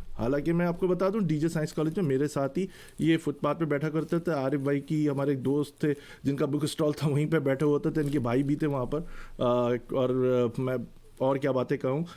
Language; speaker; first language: Urdu; native; Urdu